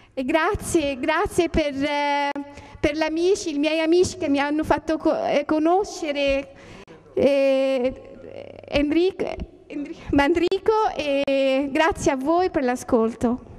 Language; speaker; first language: Italian; non-native, learner; Arabic